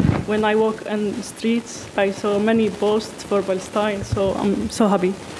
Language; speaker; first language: English; non-native, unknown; Arabic